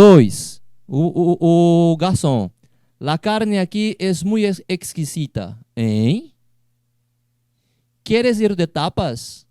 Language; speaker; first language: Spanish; non-native, fluent; Portuguese